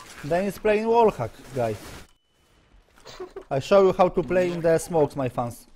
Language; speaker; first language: English; non-native, learner; Polish